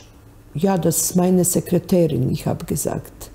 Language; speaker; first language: German; non-native, learner; Bosnian